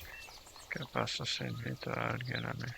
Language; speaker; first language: Spanish; non-native, learner; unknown